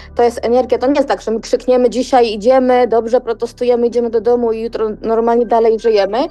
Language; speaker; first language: Polish; non-native, fluent; Georgian